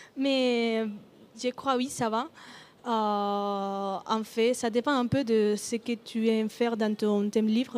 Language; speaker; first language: French; non-native, learner; Spanish